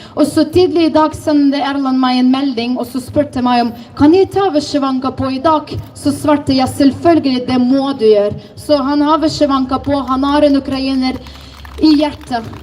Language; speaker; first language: Norwegian; non-native, fluent; Ukrainian